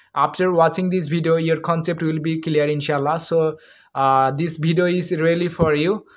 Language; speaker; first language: English; non-native, local second language; Bangla